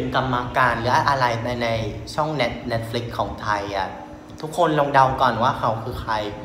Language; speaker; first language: Thai; non-native, fluent; Vietnamese